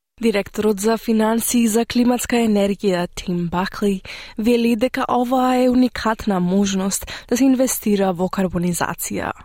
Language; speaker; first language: Macedonian; native; Macedonian